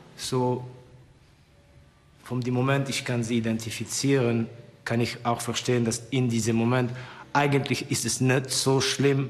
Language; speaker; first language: German; non-native, fluent; Estonian